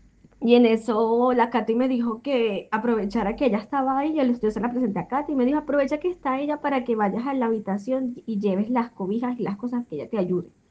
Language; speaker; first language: Spanish; native; Spanish